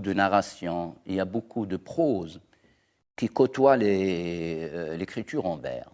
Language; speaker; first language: French; non-native, local second language; Arabic